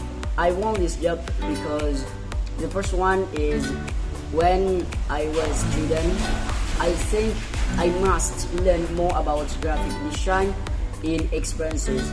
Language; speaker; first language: English; non-native, learner; Indonesian